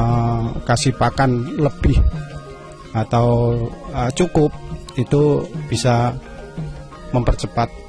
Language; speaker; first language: Indonesian; non-native, local second language; Javanese